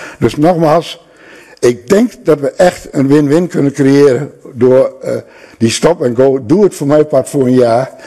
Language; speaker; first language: Dutch; native; Dutch